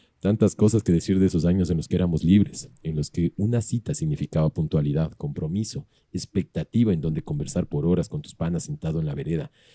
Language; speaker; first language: Spanish; native; Spanish